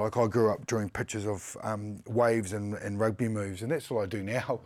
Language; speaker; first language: English; native; English